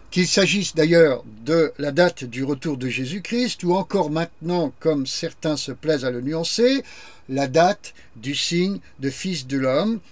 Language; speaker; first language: French; native; French